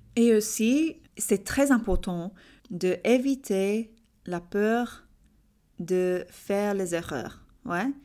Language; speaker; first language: French; non-native, learner; English